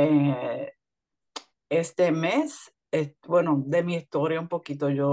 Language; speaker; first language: Spanish; early bilingual, heritage; Spanish